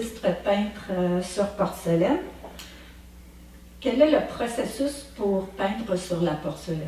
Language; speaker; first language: French; native; French